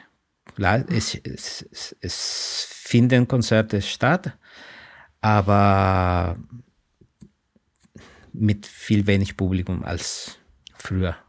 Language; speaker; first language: German; non-native, fluent; Spanish